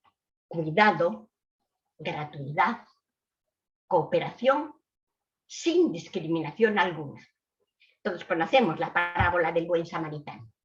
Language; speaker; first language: Spanish; native; Spanish